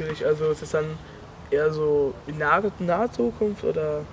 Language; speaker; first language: German; native; German